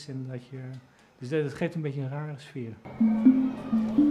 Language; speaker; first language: Dutch; native; Dutch